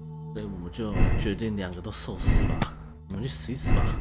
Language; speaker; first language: Chinese; native; Chinese